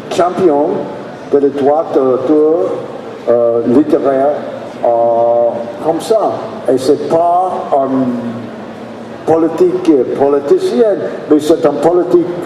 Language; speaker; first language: French; non-native, learner; English